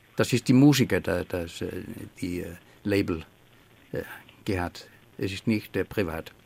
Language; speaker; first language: German; non-native, learner; Faroese